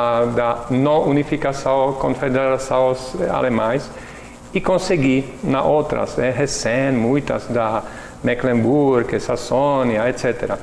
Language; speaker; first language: Portuguese; non-native, learner; Czech